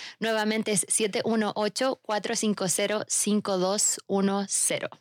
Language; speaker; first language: Spanish; native; Spanish